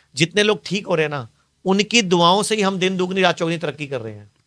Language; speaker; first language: Hindi; native; Hindi